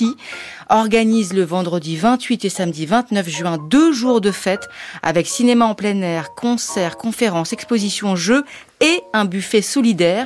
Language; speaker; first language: French; native; French